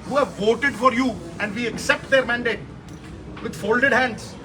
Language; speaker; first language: English; non-native, local second language; Punjabi